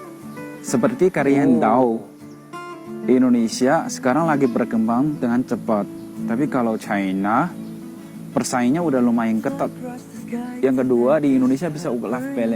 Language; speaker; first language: Indonesian; non-native, fluent; Chinese